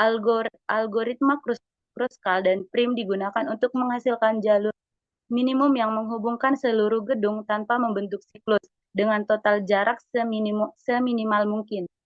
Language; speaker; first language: Indonesian; native; Indonesian